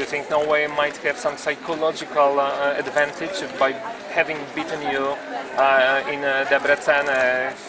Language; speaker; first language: English; non-native, learner; Polish